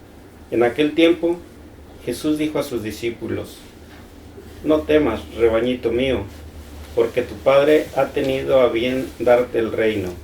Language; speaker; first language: Spanish; native; Spanish